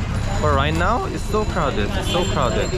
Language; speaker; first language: English; non-native, fluent; Korean